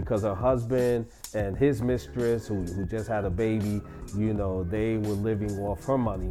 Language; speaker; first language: English; non-native, fluent; Spanish